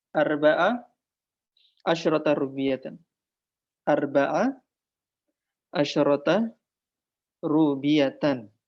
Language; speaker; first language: Arabic; non-native, fluent; Indonesian